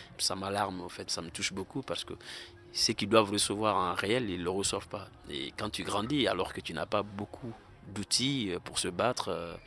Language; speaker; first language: French; non-native, local second language; Susu